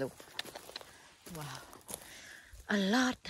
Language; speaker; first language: English; non-native, learner; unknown